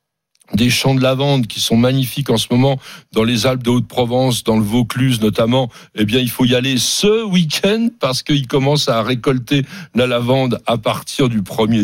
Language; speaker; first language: French; native; French